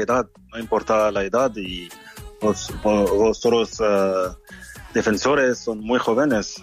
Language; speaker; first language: Spanish; non-native, fluent; French